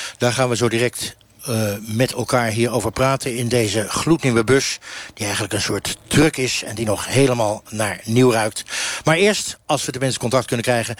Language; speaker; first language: Dutch; native; Dutch